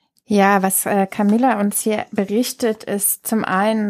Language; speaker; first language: German; native; German